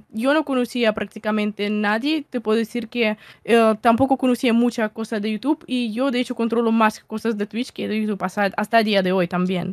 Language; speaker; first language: Spanish; non-native, fluent; Russian